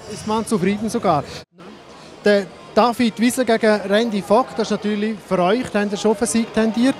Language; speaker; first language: German; native; German